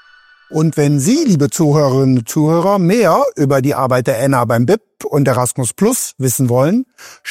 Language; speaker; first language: German; native; German